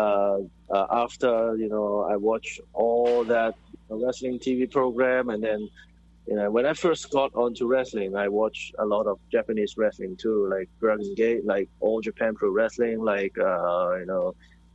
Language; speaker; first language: English; non-native, local second language; Cantonese